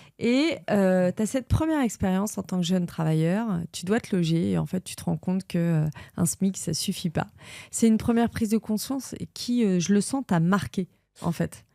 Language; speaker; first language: French; native; French